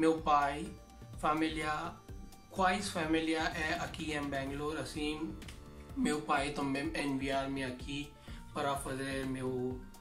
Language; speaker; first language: Portuguese; non-native, learner; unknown